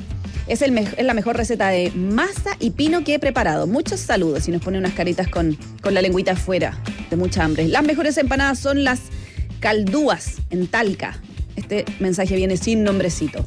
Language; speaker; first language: Spanish; native; Spanish